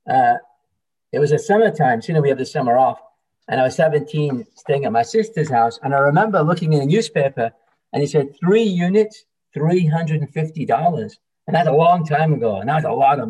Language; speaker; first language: English; native; English